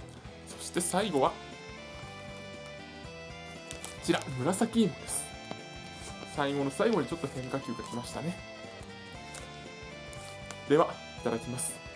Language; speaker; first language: Japanese; native; Japanese